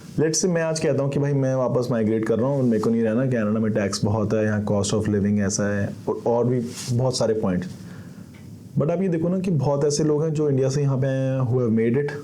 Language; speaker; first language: Hindi; native; Hindi